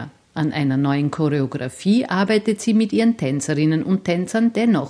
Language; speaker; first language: German; native; German